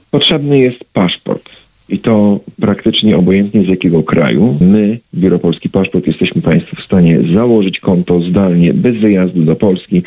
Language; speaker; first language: Polish; native; Polish